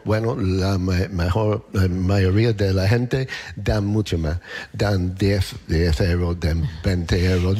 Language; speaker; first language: Spanish; non-native, learner; English